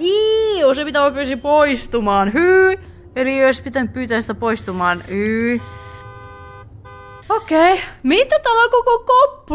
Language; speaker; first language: Finnish; native; Finnish